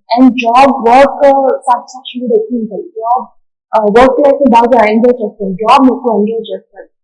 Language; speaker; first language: English; non-native, local second language; Telugu